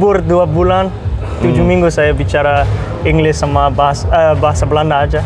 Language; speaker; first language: Indonesian; non-native, learner; Dutch